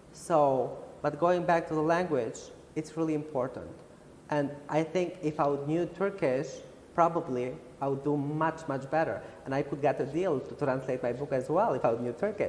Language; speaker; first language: English; non-native, fluent; Albanian